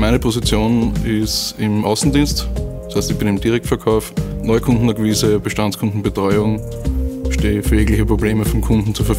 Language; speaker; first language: German; native; German